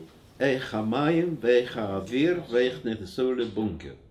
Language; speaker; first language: Hebrew; non-native, fluent; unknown